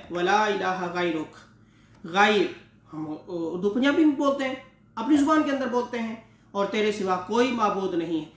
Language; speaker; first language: Urdu; non-native, local second language; Punjabi